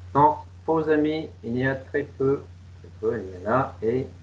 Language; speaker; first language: French; non-native, fluent; English